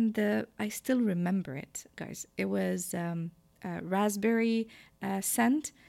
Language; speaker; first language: English; non-native, fluent; Arabic